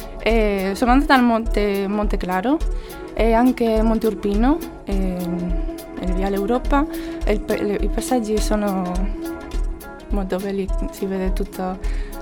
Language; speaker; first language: Italian; non-native, learner; Spanish